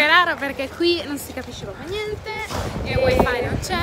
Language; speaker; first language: Italian; native; Italian